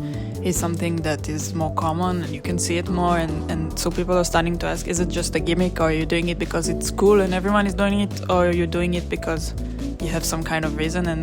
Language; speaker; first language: English; non-native, fluent; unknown